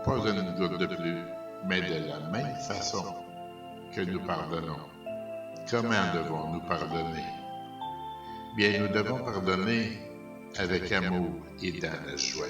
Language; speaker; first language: French; native; French